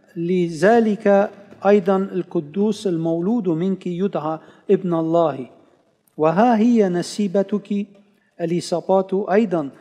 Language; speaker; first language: Arabic; non-native, local second language; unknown